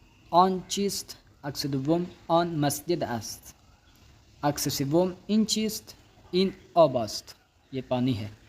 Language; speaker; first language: Persian; non-native, fluent; Urdu